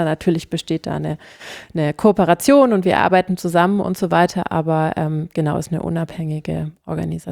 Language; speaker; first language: German; native; German